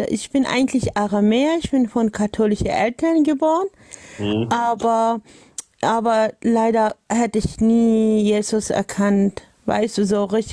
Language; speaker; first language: German; non-native, learner; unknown